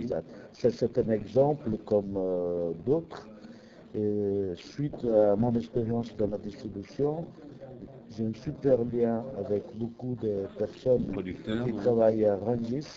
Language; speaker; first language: French; non-native, fluent; Italian